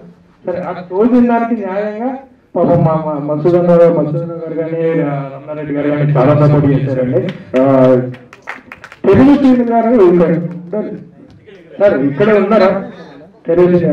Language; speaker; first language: Telugu; native; Telugu